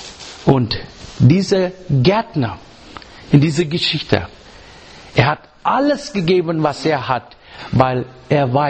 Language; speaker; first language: German; non-native, learner; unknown